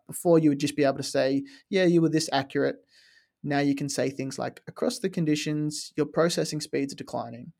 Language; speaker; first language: English; native; English